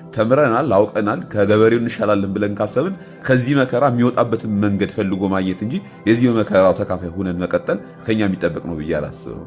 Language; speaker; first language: Amharic; native; Amharic